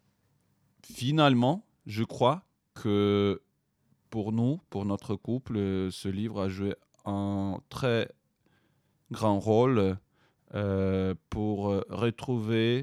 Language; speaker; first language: French; non-native, fluent; Ukrainian